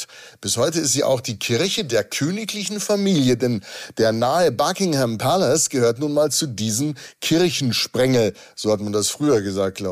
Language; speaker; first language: German; native; German